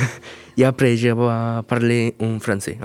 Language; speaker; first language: French; non-native, learner; Spanish